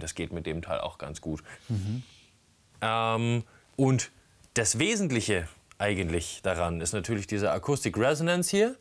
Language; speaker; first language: German; native; German